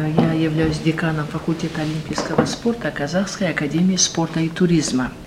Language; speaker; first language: Russian; non-native, local second language; Kazakh